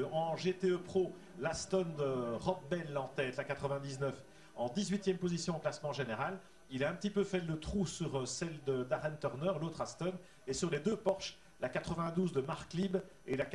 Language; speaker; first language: French; native; French